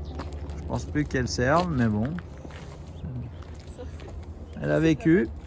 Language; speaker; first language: French; native; French